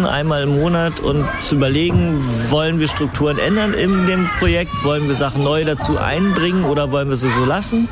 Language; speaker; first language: German; native; German